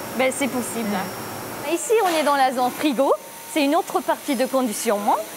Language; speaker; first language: French; non-native, fluent; Turkish